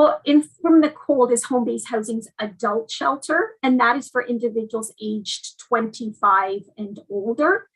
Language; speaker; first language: English; native; English